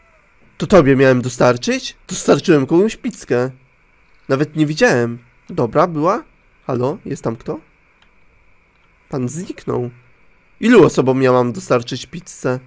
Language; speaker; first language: Polish; native; Polish